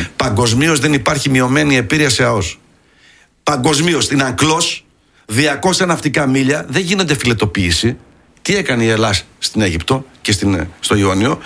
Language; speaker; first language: Greek; early bilingual, heritage; Greek